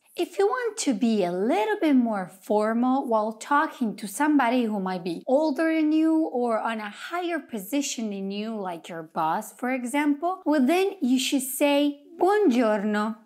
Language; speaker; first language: English; non-native, fluent; Italian